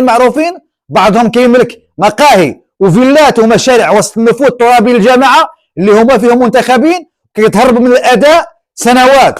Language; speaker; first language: Arabic; native; Arabic